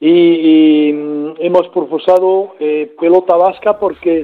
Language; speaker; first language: Spanish; non-native, learner; French